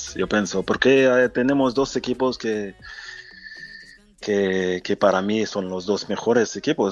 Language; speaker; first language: Spanish; non-native, fluent; French